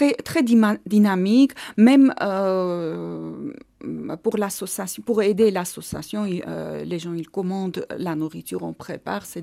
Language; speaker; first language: French; non-native, learner; Armenian